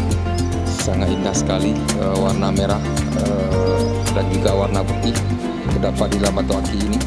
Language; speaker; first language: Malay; non-native, local second language; Achinese